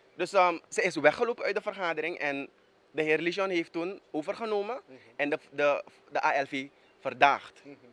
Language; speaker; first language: Dutch; native; Dutch